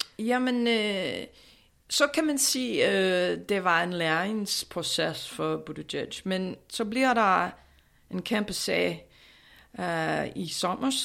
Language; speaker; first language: Danish; non-native, fluent; English